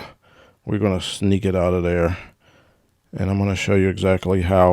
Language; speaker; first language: English; native; English